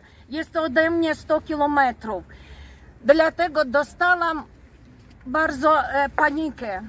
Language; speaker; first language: Polish; non-native, fluent; Ukrainian